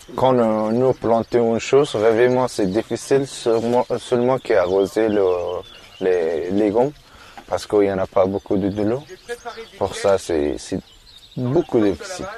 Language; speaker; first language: French; non-native, learner; Persian